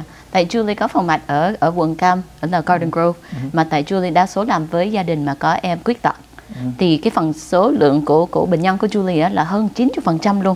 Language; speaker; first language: Vietnamese; early bilingual, heritage; Vietnamese